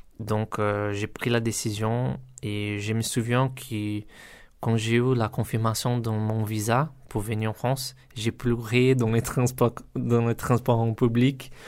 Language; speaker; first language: French; non-native, learner; Portuguese